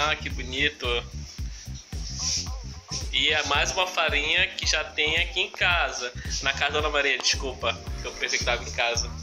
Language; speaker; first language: Portuguese; native; Portuguese